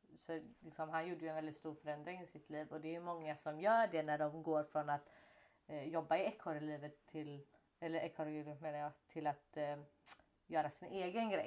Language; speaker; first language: Swedish; native; Swedish